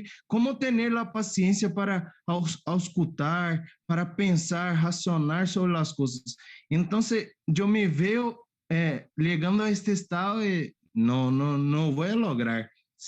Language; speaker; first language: Spanish; non-native, learner; Portuguese